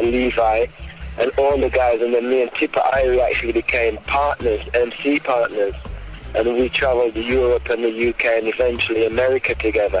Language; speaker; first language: English; native; English